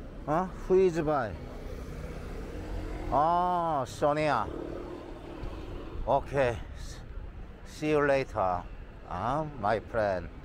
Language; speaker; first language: English; non-native, learner; Korean